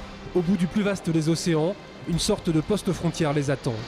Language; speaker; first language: French; native; French